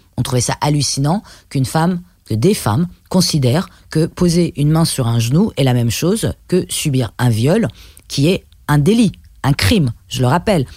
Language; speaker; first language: French; early bilingual, other home language; Persian